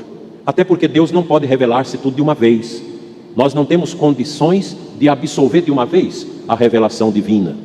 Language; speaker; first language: Portuguese; native; Portuguese